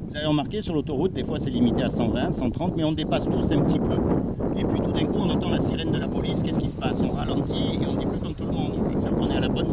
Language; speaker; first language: French; native; French